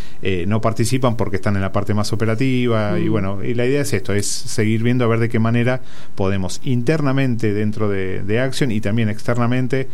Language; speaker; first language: Spanish; native; Spanish